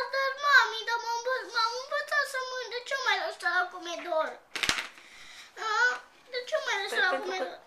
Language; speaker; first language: Romanian; early bilingual, heritage; Romanian